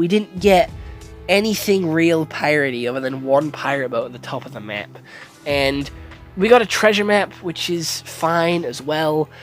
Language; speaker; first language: English; native; English